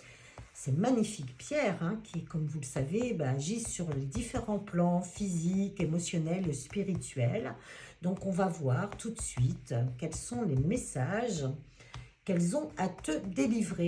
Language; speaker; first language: French; native; French